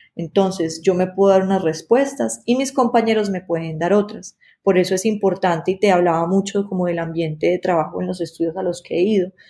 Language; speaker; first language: Spanish; native; Spanish